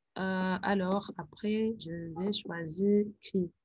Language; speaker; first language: French; non-native, fluent; Arabic